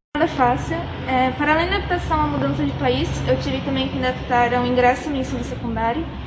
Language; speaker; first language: Portuguese; native; Portuguese